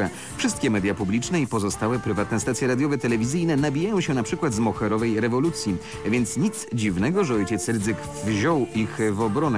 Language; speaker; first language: Polish; native; Polish